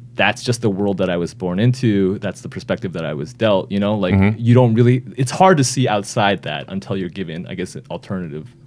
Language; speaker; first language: English; native; English